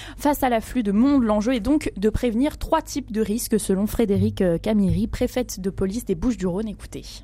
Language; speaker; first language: French; native; French